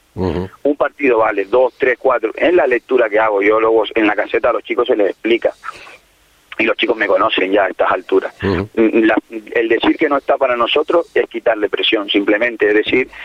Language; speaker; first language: Spanish; native; Spanish